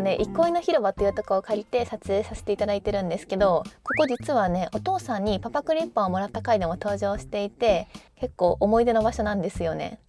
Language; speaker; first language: Japanese; native; Japanese